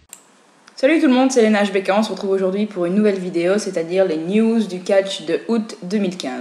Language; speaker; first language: French; native; French